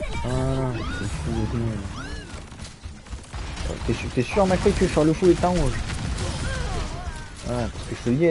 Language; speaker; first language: French; native; French